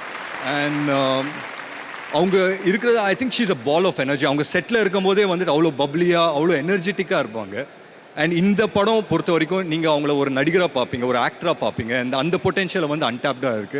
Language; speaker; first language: Tamil; native; Tamil